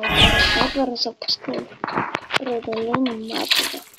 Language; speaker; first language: Bulgarian; native; Bulgarian